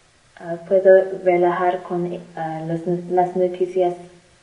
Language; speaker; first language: Spanish; non-native, learner; English